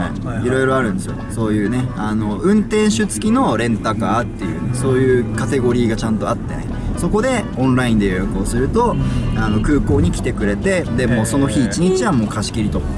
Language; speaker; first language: Japanese; native; Japanese